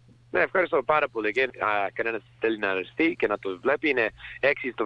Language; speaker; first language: Greek; early bilingual, heritage; English